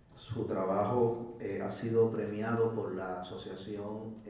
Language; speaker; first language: Spanish; native; Spanish